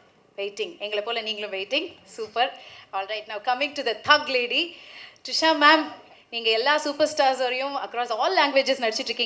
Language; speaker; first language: Tamil; native; Tamil